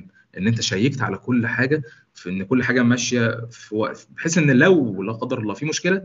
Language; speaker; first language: Arabic; native; Arabic